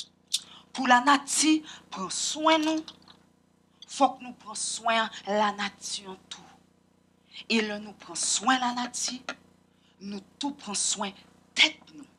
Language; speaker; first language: French; non-native, local second language; Haitian Creole